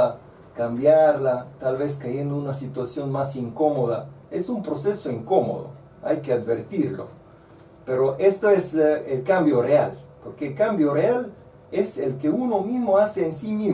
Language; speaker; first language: Spanish; non-native, fluent; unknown